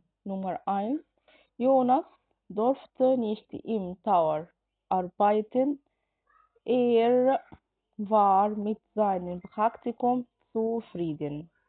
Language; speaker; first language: German; non-native, fluent; Arabic